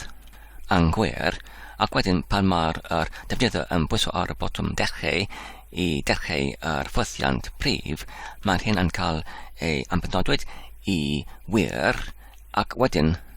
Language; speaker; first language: Welsh; non-native, learner; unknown